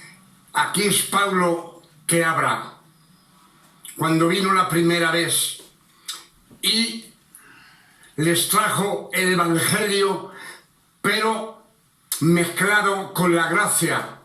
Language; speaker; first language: Spanish; non-native, fluent; French